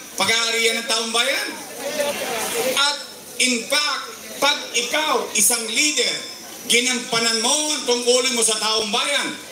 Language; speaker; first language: Filipino; native; Filipino